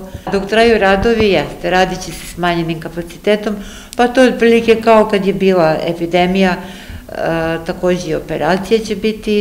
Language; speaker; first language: Serbian; native; Serbian